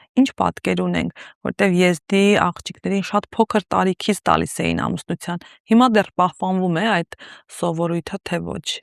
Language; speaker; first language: Armenian; native; Armenian